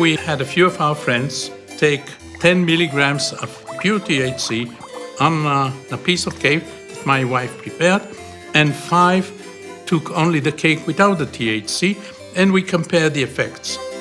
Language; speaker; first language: English; non-native, fluent; Bulgarian